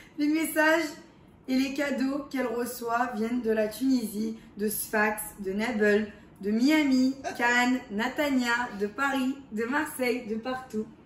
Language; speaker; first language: French; early bilingual, heritage; English